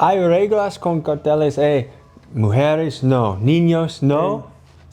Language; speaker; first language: Spanish; non-native, learner; English